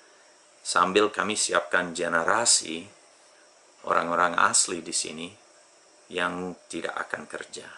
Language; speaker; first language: Indonesian; non-native, fluent; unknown